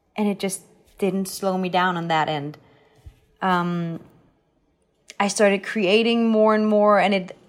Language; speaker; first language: English; non-native, fluent; Danish